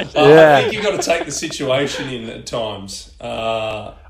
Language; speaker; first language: English; native; English